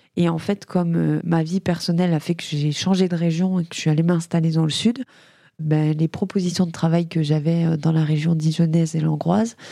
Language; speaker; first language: French; native; French